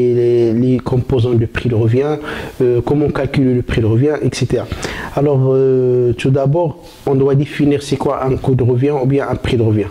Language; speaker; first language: French; non-native, local second language; Arabic